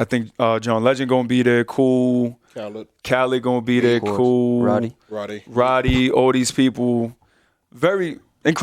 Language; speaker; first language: English; native; English